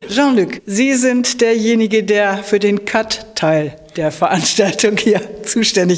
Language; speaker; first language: German; native; German